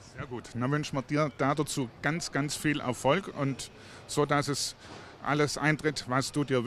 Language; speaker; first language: German; native; German